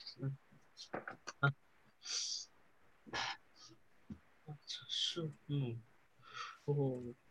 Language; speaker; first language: Chinese; early bilingual, heritage; Chinese